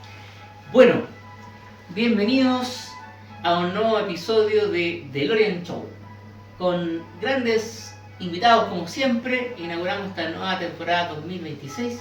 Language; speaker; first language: Spanish; native; Spanish